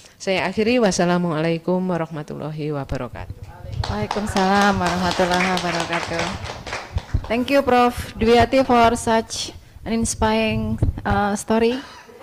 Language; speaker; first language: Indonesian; non-native, local second language; Javanese